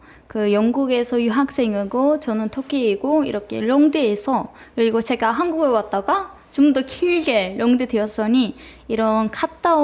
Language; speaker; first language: Korean; non-native, fluent; Turkish